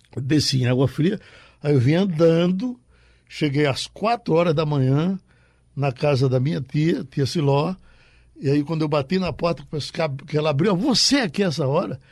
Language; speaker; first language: Portuguese; native; Portuguese